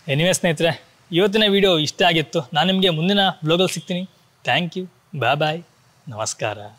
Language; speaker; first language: Kannada; non-native, local second language; Tulu